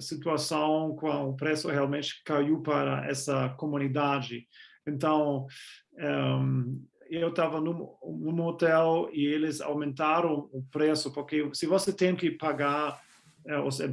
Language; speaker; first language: Portuguese; non-native, fluent; German